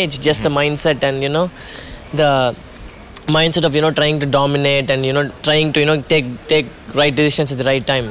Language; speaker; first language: English; non-native, local second language; Tamil